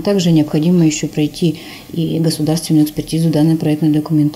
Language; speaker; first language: Russian; native; Russian